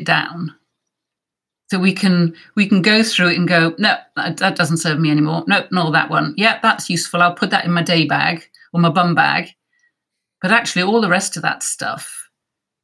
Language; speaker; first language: English; native; English